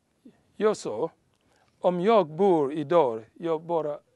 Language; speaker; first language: Swedish; non-native, learner; Somali